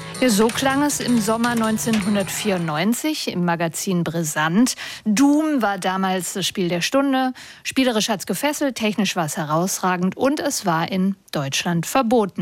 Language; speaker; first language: German; native; German